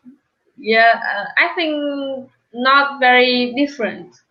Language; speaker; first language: English; non-native, learner; Vietnamese